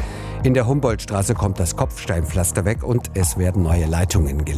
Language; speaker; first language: German; native; German